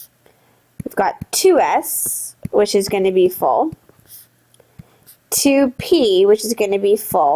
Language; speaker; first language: English; native; English